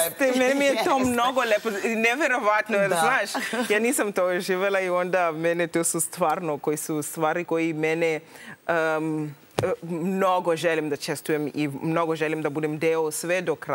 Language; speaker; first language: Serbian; non-native, learner; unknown